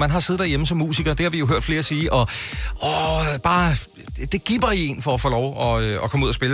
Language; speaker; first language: Danish; native; Danish